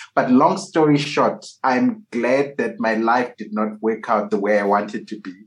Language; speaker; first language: English; non-native, local second language; Shona